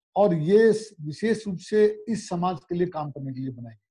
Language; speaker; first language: Hindi; native; Hindi